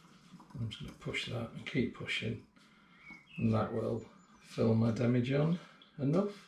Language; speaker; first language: English; native; English